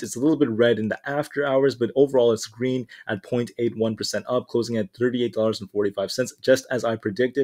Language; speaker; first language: English; native; English